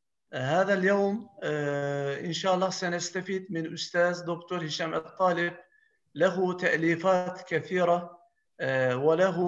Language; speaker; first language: Arabic; non-native, fluent; Turkish